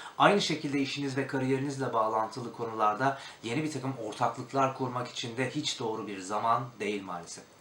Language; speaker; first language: Turkish; native; Turkish